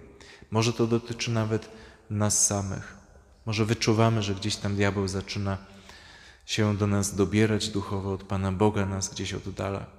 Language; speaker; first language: Polish; native; Polish